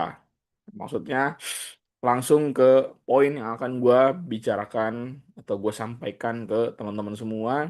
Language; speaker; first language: Indonesian; native; Indonesian